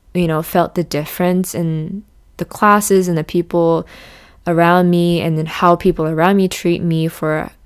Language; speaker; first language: English; early bilingual, other home language; Japanese